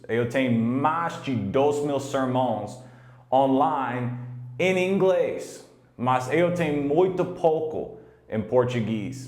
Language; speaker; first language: Portuguese; non-native, learner; English